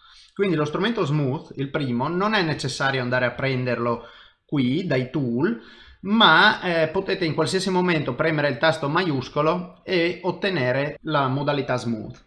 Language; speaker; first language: Italian; native; Italian